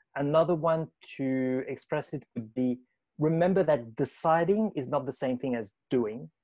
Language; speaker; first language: English; non-native, fluent; French